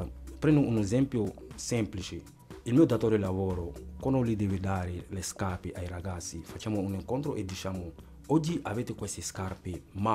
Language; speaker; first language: Italian; non-native, fluent; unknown